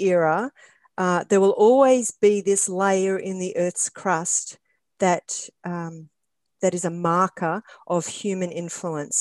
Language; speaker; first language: English; native; English